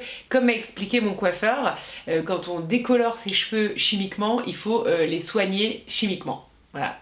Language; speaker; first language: French; native; French